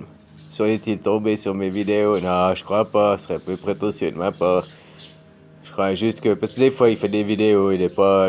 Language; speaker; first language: French; native; French